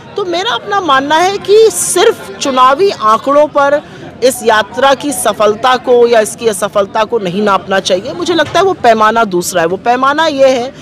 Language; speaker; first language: Hindi; native; Hindi